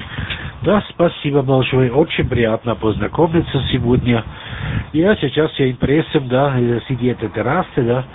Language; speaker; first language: Russian; non-native, learner; German